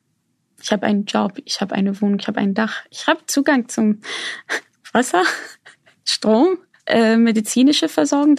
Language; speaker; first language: German; non-native, fluent; Arabic